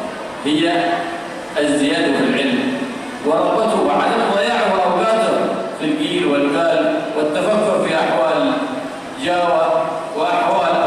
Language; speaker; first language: Arabic; native; Arabic